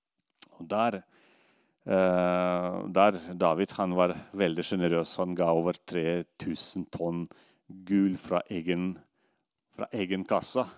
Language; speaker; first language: Norwegian; non-native, fluent; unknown